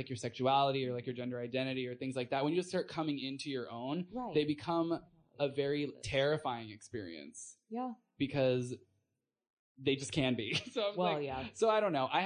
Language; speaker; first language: English; native; English